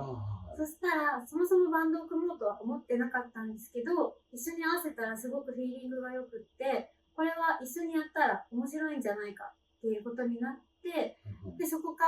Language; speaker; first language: Japanese; native; Japanese